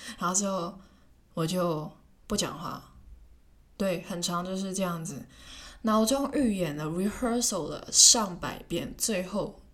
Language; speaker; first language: Chinese; non-native, local second language; Cantonese